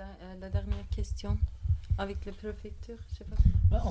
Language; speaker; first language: French; non-native, fluent; Turkish